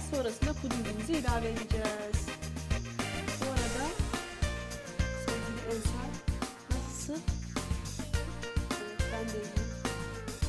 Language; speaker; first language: Turkish; native; Turkish